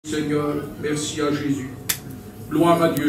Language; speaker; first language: French; native; French